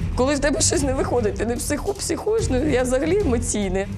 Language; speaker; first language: Ukrainian; early bilingual, other home language; Uzbek